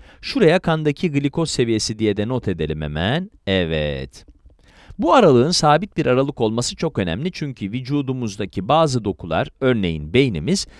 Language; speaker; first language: Turkish; native; Turkish